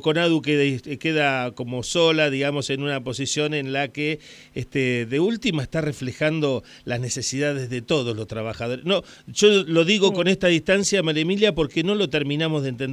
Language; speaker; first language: Spanish; native; Spanish